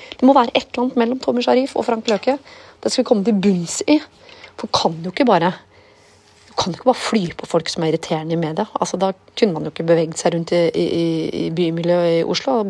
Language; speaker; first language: Norwegian; native; Norwegian